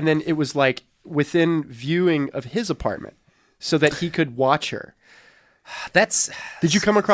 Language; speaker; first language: English; native; English